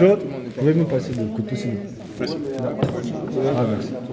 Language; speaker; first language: French; non-native, learner; Uzbek